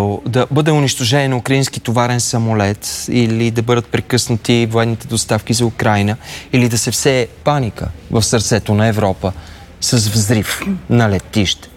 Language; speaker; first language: Bulgarian; native; Bulgarian